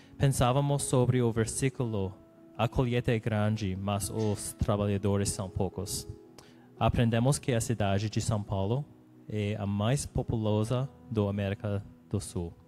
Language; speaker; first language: Portuguese; non-native, learner; English